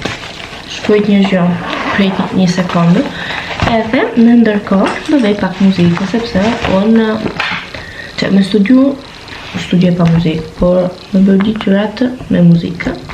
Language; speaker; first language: Albanian; early bilingual, heritage; Albanian